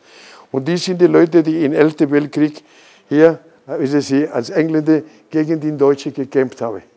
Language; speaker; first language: German; non-native, fluent; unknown